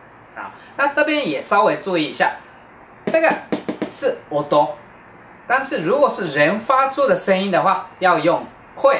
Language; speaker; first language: Chinese; non-native, fluent; Japanese